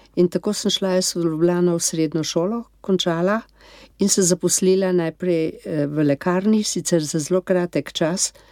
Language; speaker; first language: Slovenian; native; Slovenian